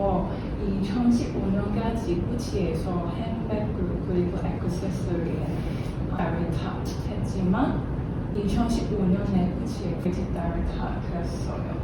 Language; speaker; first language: Korean; non-native, learner; Cantonese